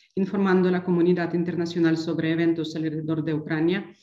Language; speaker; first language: Spanish; non-native, fluent; Ukrainian